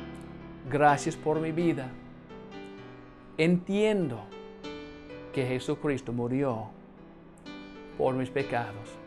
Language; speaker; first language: Spanish; non-native, fluent; English